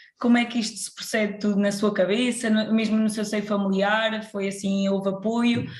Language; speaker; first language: Portuguese; native; Portuguese